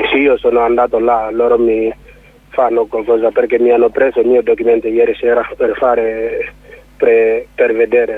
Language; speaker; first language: Italian; non-native, learner; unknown